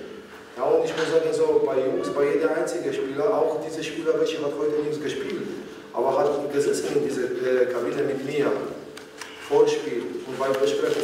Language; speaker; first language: German; non-native, learner; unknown